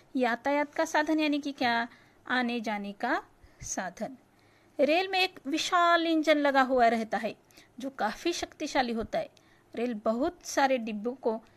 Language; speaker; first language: Hindi; non-native, local second language; Marathi